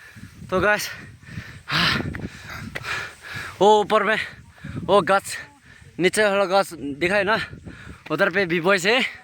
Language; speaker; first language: Hindi; non-native, local second language; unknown